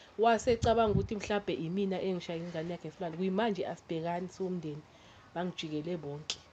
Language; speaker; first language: Zulu; native; Zulu